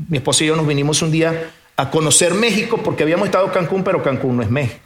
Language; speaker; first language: Spanish; early bilingual, other home language; Portuguese